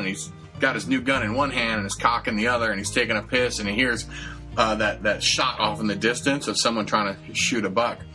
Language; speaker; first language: English; native; English